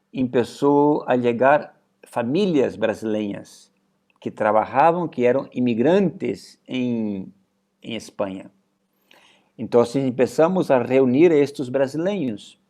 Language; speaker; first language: Spanish; non-native, fluent; Portuguese